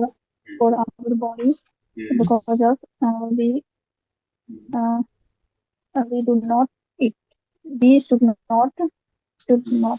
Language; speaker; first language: English; non-native, learner; Hindi